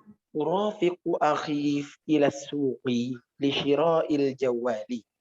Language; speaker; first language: Arabic; non-native, learner; Indonesian